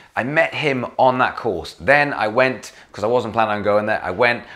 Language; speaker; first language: English; native; English